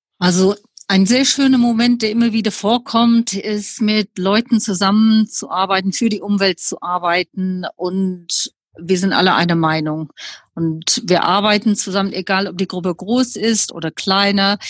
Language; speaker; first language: German; non-native, fluent; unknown